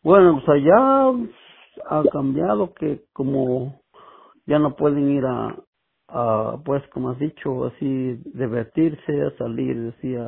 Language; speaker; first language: Spanish; native; Spanish